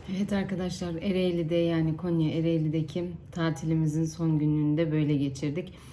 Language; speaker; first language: Turkish; native; Turkish